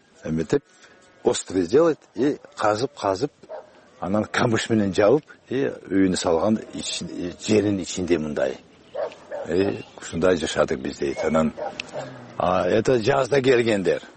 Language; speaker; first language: Kyrgyz; non-native, local second language; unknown